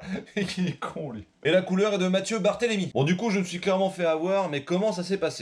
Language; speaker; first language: French; native; French